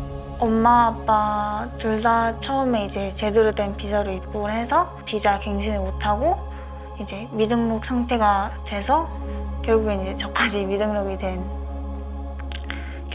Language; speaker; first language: Korean; early bilingual, other home language; Mongolian